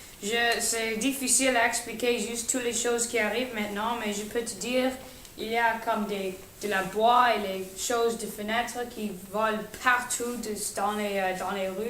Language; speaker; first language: French; non-native, learner; English